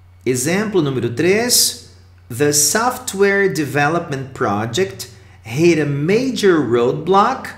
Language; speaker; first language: English; non-native, fluent; Portuguese